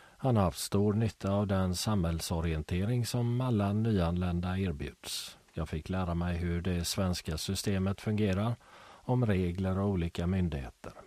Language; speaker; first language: Swedish; native; Swedish